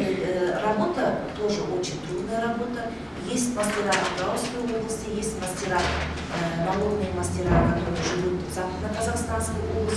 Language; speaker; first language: Russian; non-native, local second language; Kazakh